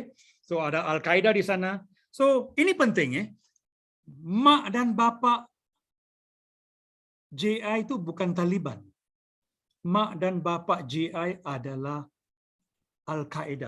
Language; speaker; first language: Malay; non-native, local second language; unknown